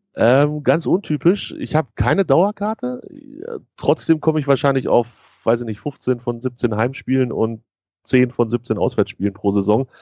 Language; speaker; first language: German; native; German